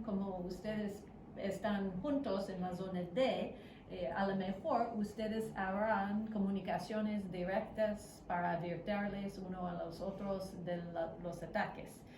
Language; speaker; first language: Spanish; non-native, fluent; English